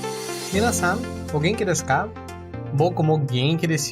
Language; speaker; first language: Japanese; non-native, learner; Portuguese